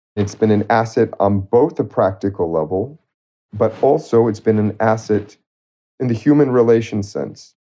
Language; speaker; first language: English; native; English